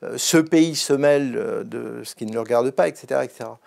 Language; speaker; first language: French; native; French